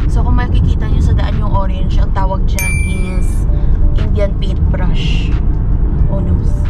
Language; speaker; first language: Filipino; non-native, local second language; Hiligaynon